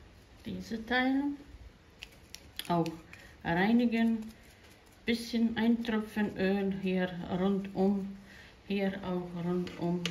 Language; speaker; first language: German; non-native, fluent; Croatian